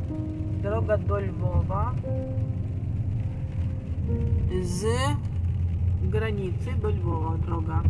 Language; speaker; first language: Polish; non-native, fluent; Ukrainian